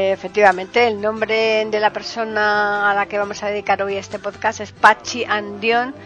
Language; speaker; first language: Spanish; native; Spanish